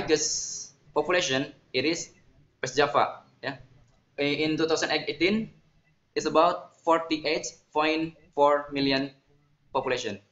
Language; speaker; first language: English; non-native, learner; Indonesian